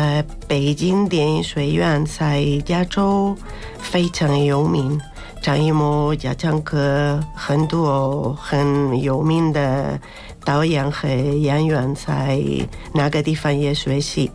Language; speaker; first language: Chinese; non-native, fluent; Spanish